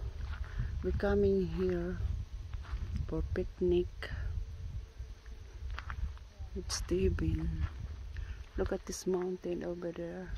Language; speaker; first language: English; non-native, learner; Filipino